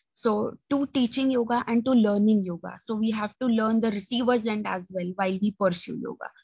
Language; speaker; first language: English; non-native, local second language; Marathi